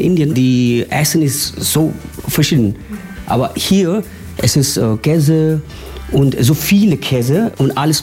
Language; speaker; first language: German; non-native, learner; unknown